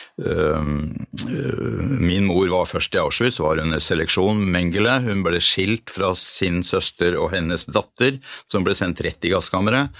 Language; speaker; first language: Norwegian; early bilingual, other home language; Hungarian